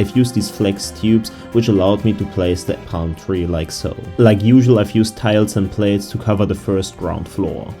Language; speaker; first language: English; non-native, fluent; German